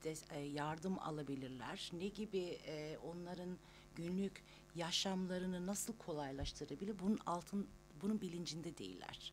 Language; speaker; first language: Turkish; early bilingual, other home language; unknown